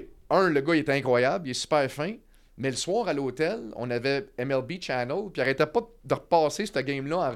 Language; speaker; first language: French; native; French